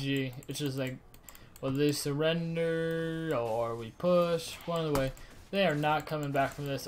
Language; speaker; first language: English; native; English